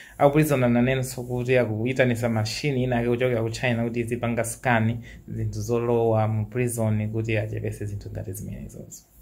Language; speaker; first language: Nyanja; native; Nyanja